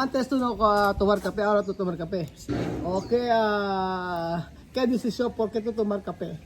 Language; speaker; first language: Spanish; non-native, learner; Filipino